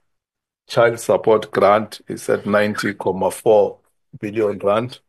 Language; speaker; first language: English; non-native, local second language; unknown